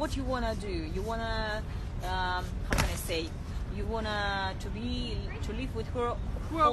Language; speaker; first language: English; non-native, learner; Russian